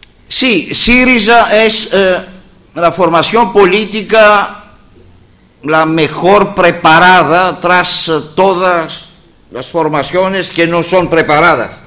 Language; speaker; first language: Spanish; non-native, learner; Greek